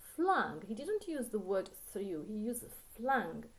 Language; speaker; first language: English; non-native, fluent; Italian